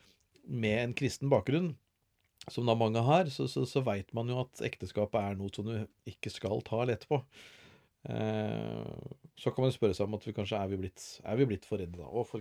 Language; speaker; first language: Norwegian; native; Norwegian